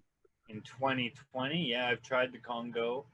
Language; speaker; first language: English; native; English